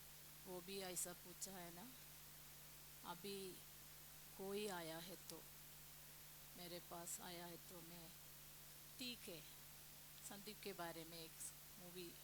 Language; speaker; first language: Hindi; non-native, local second language; Malayalam